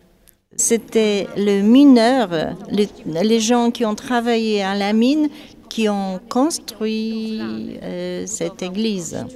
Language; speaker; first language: French; non-native, fluent; Polish